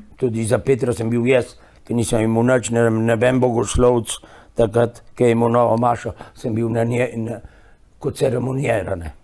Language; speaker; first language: Slovenian; early bilingual, heritage; Slovenian